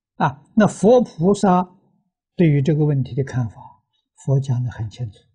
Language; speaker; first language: Chinese; native; Chinese